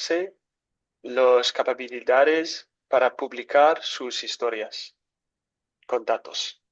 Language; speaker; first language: Spanish; non-native, learner; English